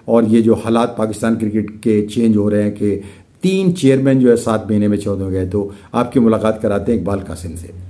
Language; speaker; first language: Urdu; native; Urdu